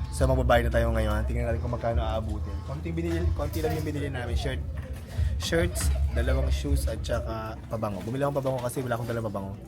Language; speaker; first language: Filipino; native; Filipino